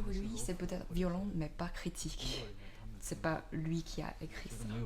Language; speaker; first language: French; non-native, learner; Chinese